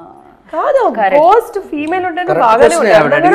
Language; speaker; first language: Telugu; early bilingual, heritage; Telugu